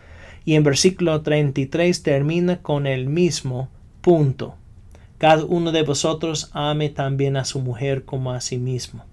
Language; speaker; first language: Spanish; non-native, fluent; English